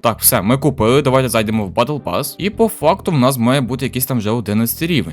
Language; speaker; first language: Ukrainian; native; Ukrainian